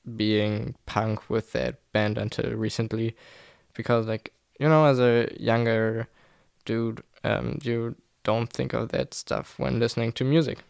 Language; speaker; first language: English; non-native, fluent; German